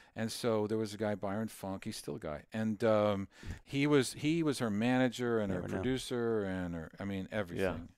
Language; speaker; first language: English; native; English